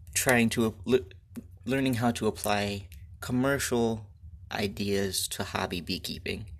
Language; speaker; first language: English; native; English